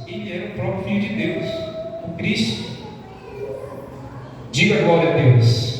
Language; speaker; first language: Portuguese; native; Portuguese